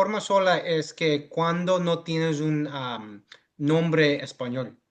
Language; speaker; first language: Spanish; early bilingual, heritage; English